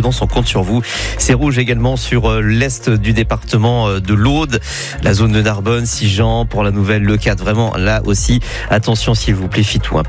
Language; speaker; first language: French; native; French